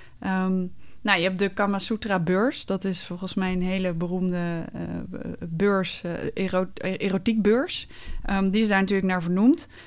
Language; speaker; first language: Dutch; native; Dutch